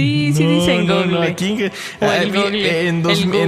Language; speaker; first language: Spanish; native; Spanish